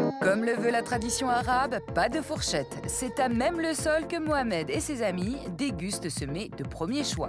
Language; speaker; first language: French; native; French